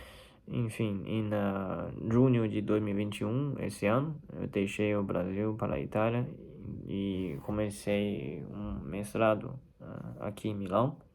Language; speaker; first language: Portuguese; non-native, fluent; Chinese